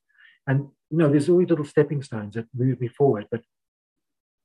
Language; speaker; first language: English; native; English